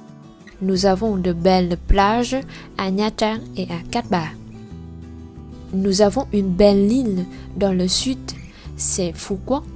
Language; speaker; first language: French; non-native, learner; Vietnamese